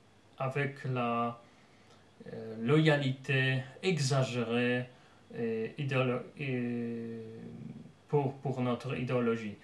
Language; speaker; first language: French; non-native, fluent; Polish